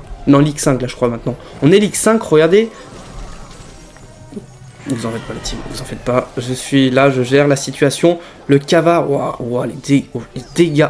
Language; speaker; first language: French; native; French